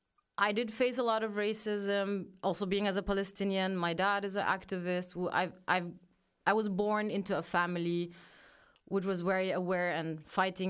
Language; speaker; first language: English; non-native, fluent; German